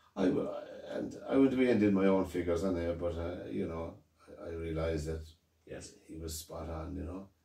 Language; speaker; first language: English; native; English